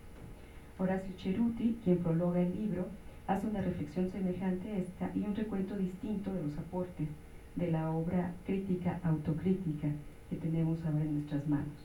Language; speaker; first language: Spanish; native; Spanish